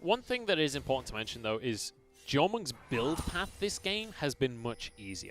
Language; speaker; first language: English; native; English